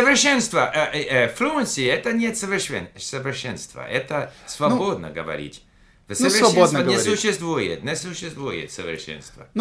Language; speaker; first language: Russian; non-native, fluent; English